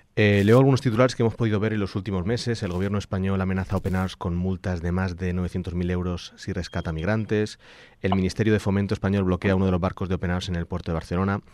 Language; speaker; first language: Spanish; native; Spanish